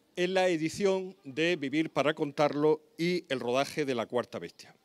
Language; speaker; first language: Spanish; native; Spanish